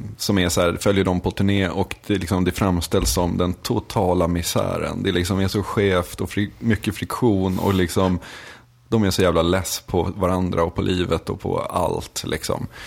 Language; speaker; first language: Swedish; native; Swedish